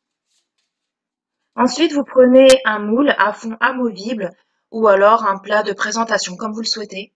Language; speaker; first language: French; early bilingual, other home language; Portuguese